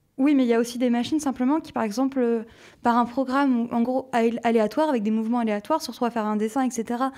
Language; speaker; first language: French; native; French